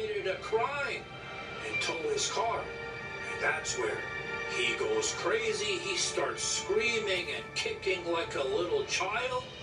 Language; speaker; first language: English; native; English